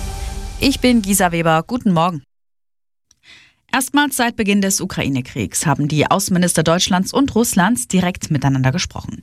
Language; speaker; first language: German; native; German